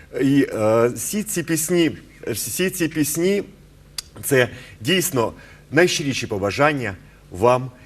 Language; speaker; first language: Ukrainian; native; Ukrainian